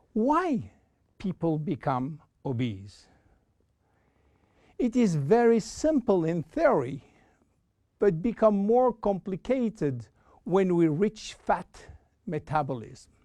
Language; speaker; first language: English; non-native, fluent; French